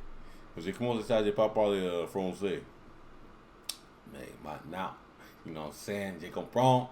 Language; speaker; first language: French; non-native, learner; English